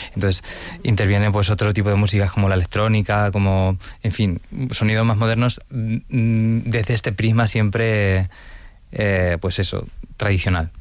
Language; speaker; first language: Spanish; native; Spanish